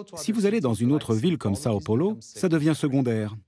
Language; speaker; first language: French; non-native, fluent; Portuguese